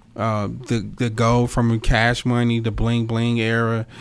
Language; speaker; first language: English; native; English